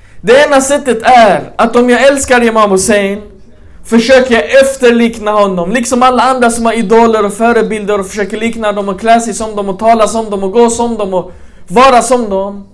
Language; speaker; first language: Swedish; early bilingual, other home language; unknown